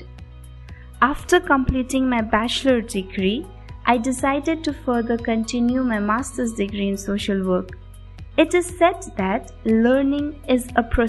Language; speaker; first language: English; non-native, local second language; Nepali